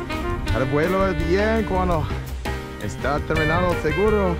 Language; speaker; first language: Spanish; non-native, learner; English